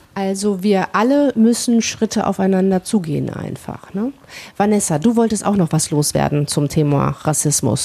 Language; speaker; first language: German; native; German